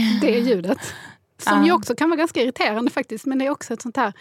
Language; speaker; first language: Swedish; native; Swedish